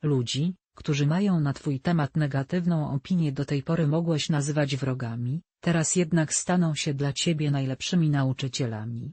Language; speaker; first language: Polish; native; Polish